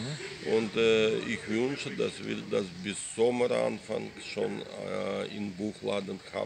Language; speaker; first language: German; non-native, fluent; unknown